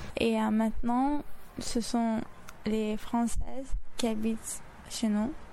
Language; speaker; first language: French; non-native, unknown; Azerbaijani